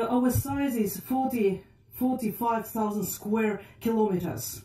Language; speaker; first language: English; non-native, fluent; Estonian